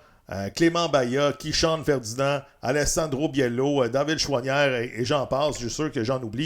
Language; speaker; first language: French; native; French